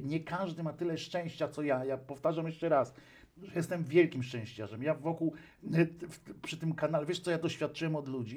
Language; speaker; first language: Polish; native; Polish